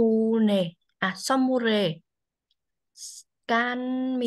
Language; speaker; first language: Korean; non-native, learner; Vietnamese